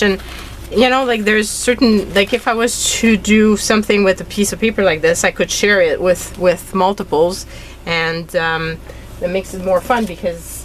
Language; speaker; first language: English; native; English